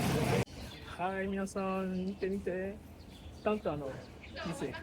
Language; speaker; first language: Japanese; non-native, learner; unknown